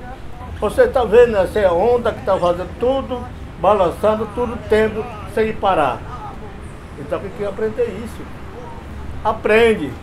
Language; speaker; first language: Portuguese; non-native, local second language; Yanomámi